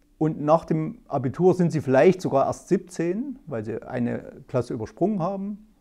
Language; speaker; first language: German; native; German